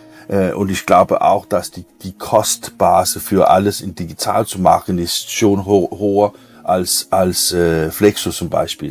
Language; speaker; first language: German; non-native, learner; Danish